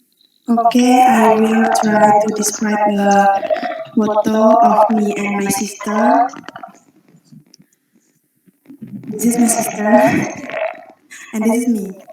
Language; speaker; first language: English; non-native, learner; Indonesian